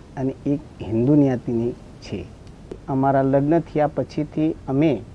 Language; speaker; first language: Gujarati; native; Gujarati